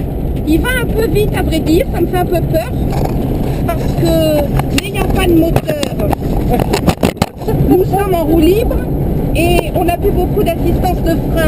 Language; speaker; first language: French; native; French